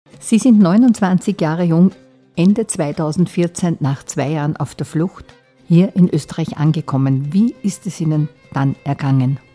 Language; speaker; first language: German; native; German